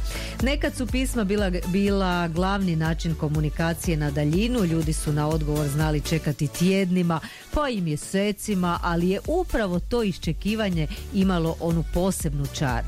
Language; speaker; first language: Serbian; native; Serbian